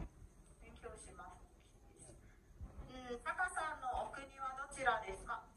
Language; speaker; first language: Japanese; non-native, learner; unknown